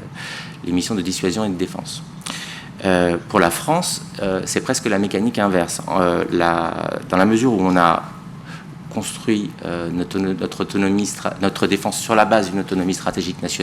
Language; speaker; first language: French; native; French